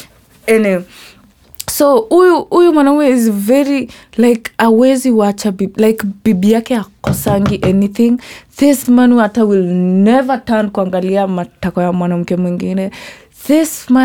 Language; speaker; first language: English; non-native, local second language; Meru